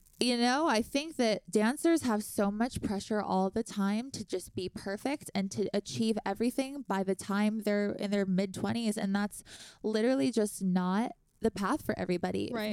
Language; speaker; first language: English; native; English